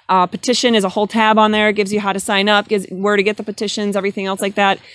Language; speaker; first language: English; native; English